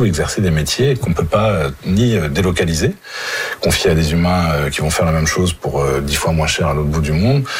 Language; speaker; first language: French; native; French